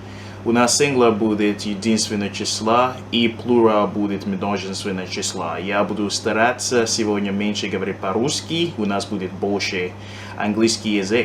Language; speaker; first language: Russian; non-native, learner; English